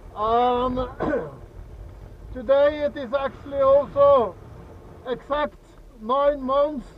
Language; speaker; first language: English; non-native, fluent; Norwegian